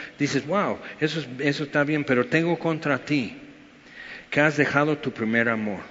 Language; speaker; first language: Spanish; non-native, fluent; English